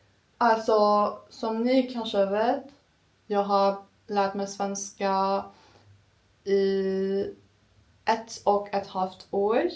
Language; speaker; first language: Swedish; non-native, learner; Turkish